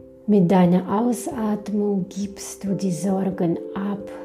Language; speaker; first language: German; non-native, fluent; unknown